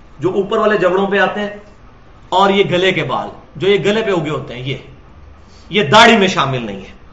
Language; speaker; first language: Urdu; non-native, local second language; Punjabi